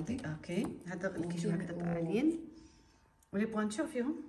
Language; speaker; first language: Arabic; native; Arabic